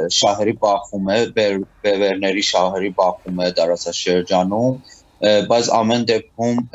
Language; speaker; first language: Armenian; early bilingual, heritage; Armenian